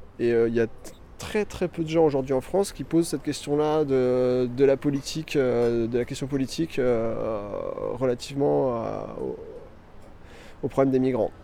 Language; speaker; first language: French; native; French